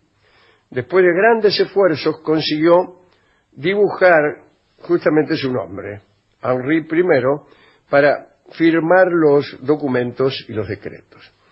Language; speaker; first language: Spanish; native; Spanish